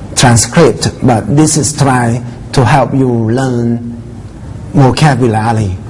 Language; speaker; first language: English; non-native, fluent; Thai